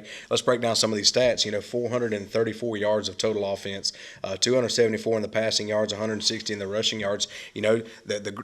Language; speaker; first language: English; native; English